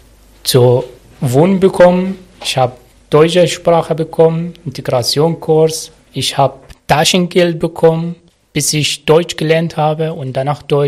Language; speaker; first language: German; non-native, local second language; Arabic